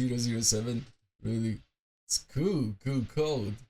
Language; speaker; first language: English; non-native, fluent; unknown